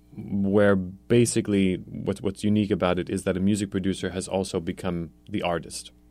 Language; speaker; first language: English; native; English